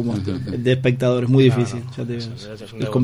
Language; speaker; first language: Spanish; native; Spanish